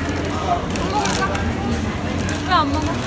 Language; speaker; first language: Korean; non-native, fluent; Romanian